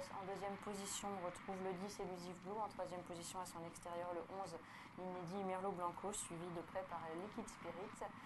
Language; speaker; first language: French; native; French